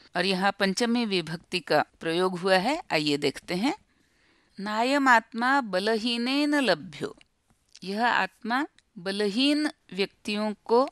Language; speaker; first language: Hindi; non-native, local second language; Marathi